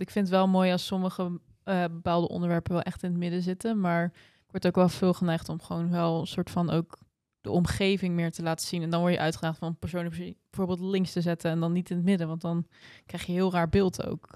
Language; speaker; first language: Dutch; native; Dutch